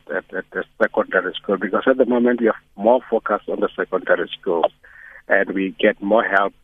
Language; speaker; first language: English; non-native, local second language; Northern Sotho